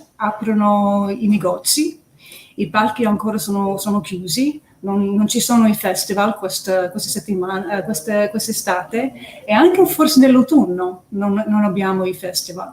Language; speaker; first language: Italian; early bilingual, heritage; English